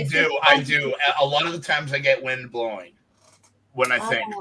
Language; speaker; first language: English; native; English